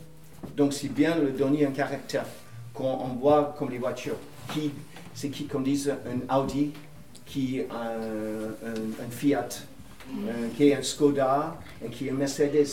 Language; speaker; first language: French; non-native, fluent; English